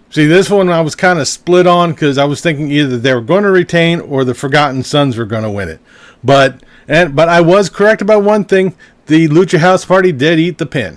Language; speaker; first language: English; native; English